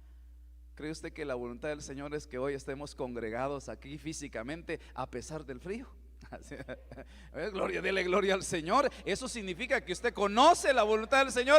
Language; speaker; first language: Spanish; native; Spanish